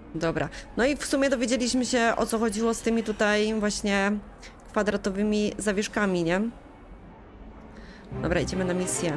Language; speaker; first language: Polish; native; Polish